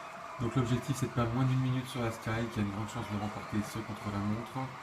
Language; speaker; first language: French; native; French